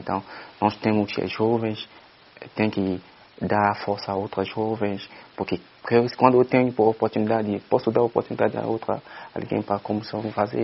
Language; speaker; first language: Portuguese; non-native, fluent; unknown